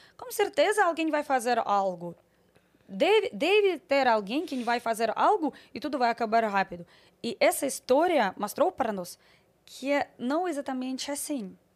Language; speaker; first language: Portuguese; non-native, fluent; Russian